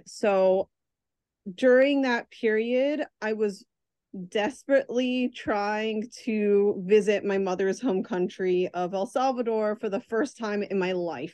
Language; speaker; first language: English; native; English